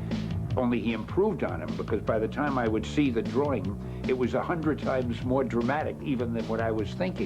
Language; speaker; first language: English; native; English